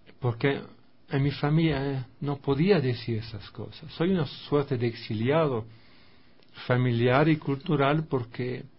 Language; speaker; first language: Spanish; non-native, fluent; French